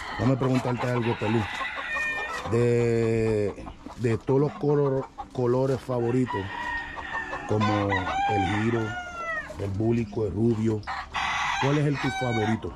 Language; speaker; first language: Spanish; non-native, fluent; English